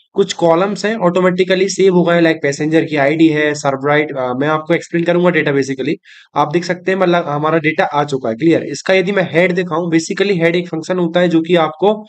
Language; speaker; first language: Hindi; native; Hindi